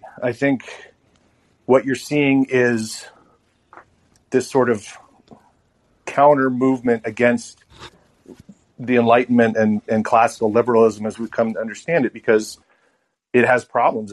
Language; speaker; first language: English; native; English